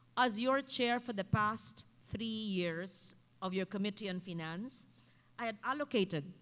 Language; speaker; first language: English; non-native, local second language; Filipino